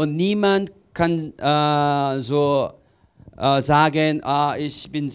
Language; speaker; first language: German; non-native, learner; Korean